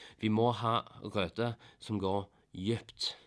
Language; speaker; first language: Norwegian; non-native, fluent; English